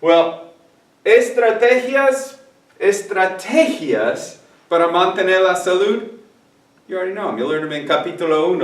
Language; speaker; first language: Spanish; non-native, fluent; English